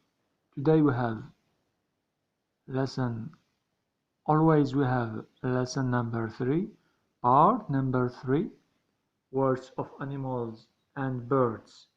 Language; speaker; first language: English; non-native, learner; Arabic